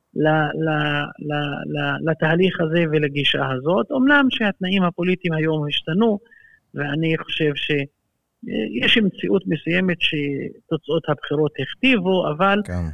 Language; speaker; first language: Hebrew; non-native, local second language; Arabic